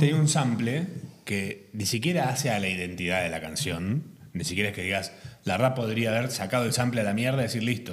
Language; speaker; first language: Spanish; native; Spanish